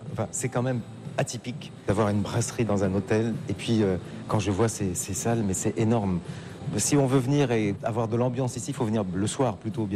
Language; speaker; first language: French; native; French